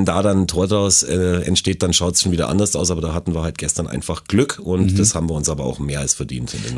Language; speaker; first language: German; native; German